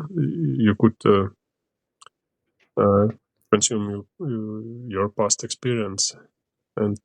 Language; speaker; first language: English; non-native, learner; Ukrainian